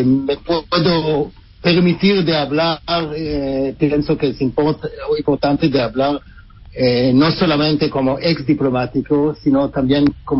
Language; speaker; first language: Spanish; non-native, fluent; Hebrew